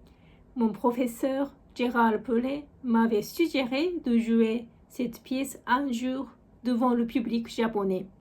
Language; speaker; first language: French; non-native, fluent; Japanese